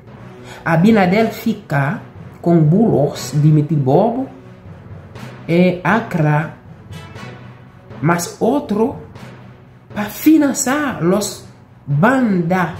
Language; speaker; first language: Spanish; non-native, local second language; Haitian Creole